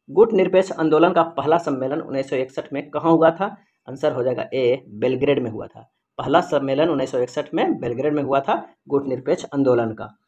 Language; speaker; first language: Hindi; native; Hindi